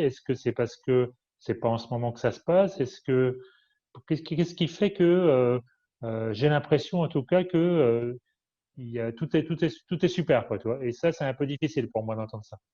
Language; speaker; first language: French; native; French